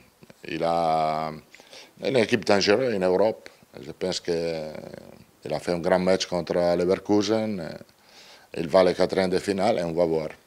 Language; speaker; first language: French; non-native, learner; Italian